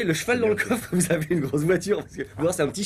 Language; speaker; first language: French; native; French